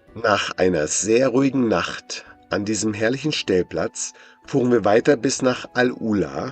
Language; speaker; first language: German; native; German